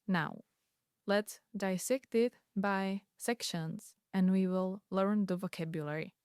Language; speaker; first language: English; non-native, fluent; Czech